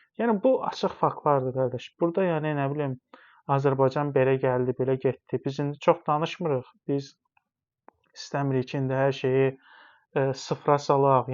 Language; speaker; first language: Azerbaijani; non-native, local second language; Talysh